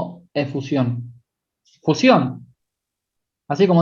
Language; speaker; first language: Spanish; native; Spanish